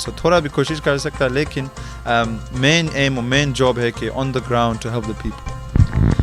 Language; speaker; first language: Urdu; early bilingual, heritage; Urdu